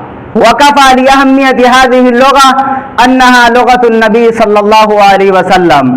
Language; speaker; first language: Arabic; non-native, fluent; Urdu